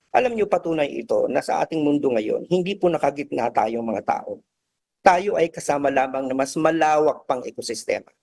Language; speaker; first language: Filipino; native; Filipino